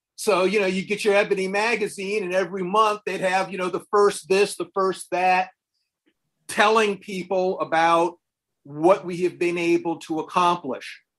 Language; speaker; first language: English; native; English